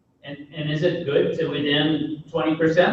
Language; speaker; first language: English; native; English